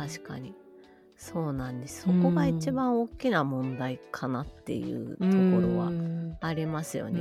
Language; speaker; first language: Japanese; native; Japanese